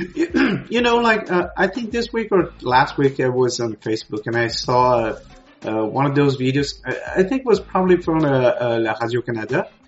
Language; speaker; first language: English; non-native, fluent; Portuguese